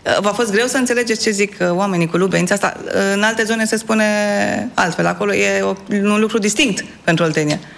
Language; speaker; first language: Romanian; native; Romanian